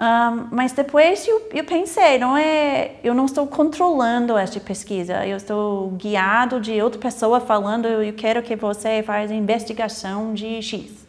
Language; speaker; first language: Portuguese; non-native, fluent; English